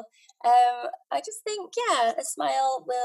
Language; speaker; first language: English; native; English